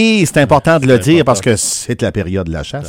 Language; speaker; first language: French; native; French